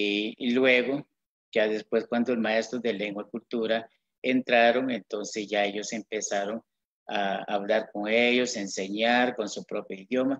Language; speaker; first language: Spanish; non-native, local second language; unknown